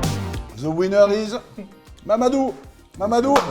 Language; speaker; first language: English; non-native, learner; French